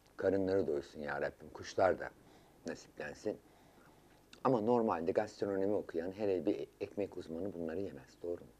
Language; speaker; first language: Turkish; native; Turkish